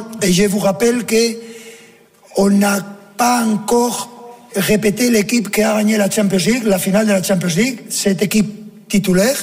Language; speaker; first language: French; non-native, fluent; Portuguese